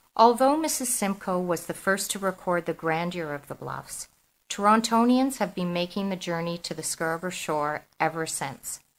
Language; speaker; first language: English; native; English